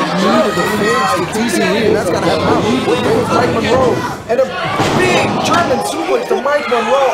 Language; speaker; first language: English; native; English